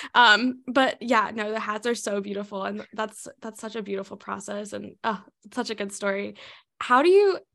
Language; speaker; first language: English; native; English